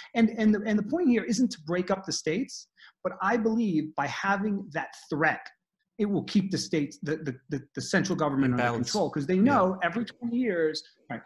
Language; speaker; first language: English; native; English